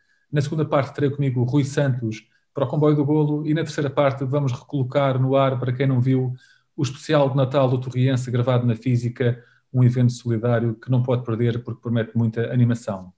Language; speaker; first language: Portuguese; native; Portuguese